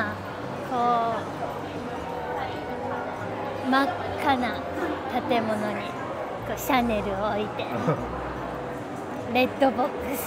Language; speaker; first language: Japanese; native; Japanese